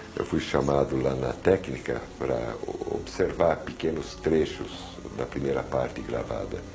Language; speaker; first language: Portuguese; early bilingual, other home language; German